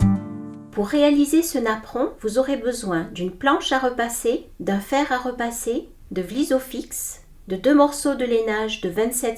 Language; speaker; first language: French; native; French